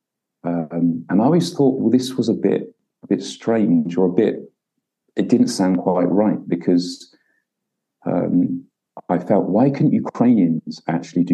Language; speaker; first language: English; native; English